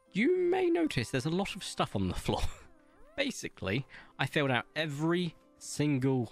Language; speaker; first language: English; native; English